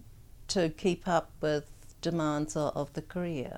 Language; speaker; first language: English; native; English